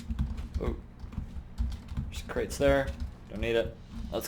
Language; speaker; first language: English; native; English